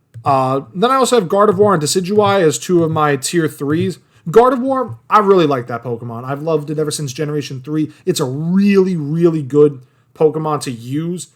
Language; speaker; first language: English; native; English